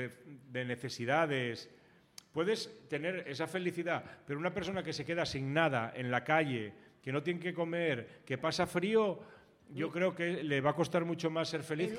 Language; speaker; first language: Spanish; native; Spanish